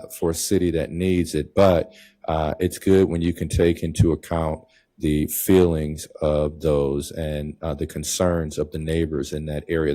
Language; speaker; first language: English; native; English